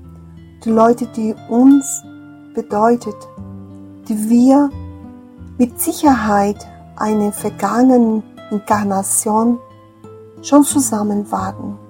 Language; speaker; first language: German; non-native, fluent; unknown